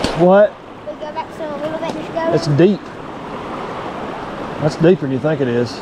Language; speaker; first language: English; native; English